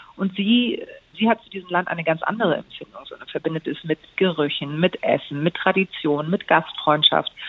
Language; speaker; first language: German; early bilingual, other home language; Greek